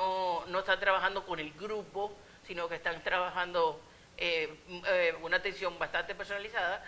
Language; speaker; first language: Spanish; native; Spanish